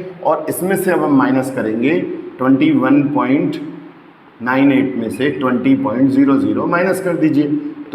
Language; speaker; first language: Hindi; native; Hindi